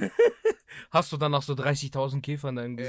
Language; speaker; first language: German; early bilingual, other home language; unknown